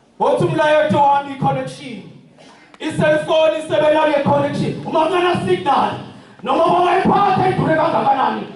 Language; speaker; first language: Zulu; non-native, local second language; Swati